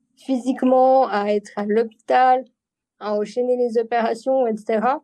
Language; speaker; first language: French; native; French